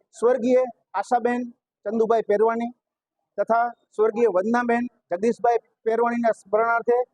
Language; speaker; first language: Gujarati; non-native, local second language; Sindhi